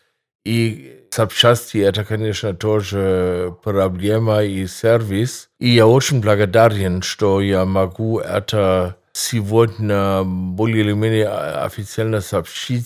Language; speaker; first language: Russian; non-native, fluent; German